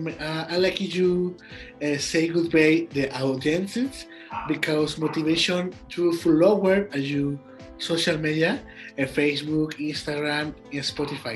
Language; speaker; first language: English; non-native, learner; Spanish